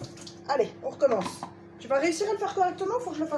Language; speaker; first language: French; native; French